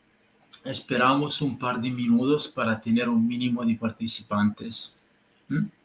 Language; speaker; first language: Spanish; non-native, learner; Italian